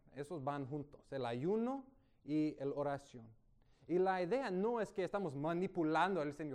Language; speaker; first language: Spanish; non-native, fluent; English